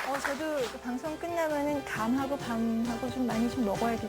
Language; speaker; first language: Korean; native; Korean